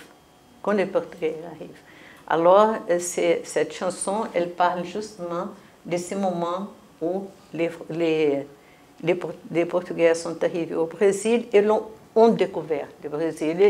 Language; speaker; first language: French; non-native, fluent; Portuguese